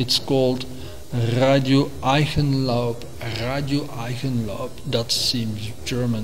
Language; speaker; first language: English; non-native, fluent; Dutch